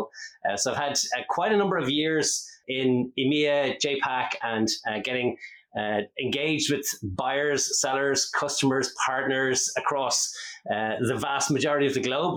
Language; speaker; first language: English; native; English